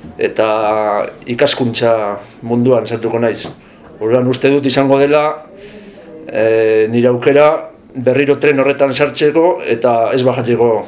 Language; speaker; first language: Basque; non-native, local second language; Spanish